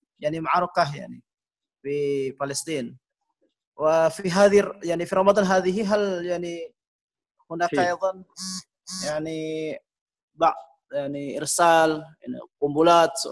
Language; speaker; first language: Arabic; non-native, learner; Indonesian